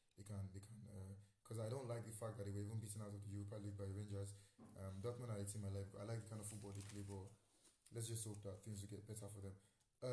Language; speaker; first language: English; non-native, local second language; Yoruba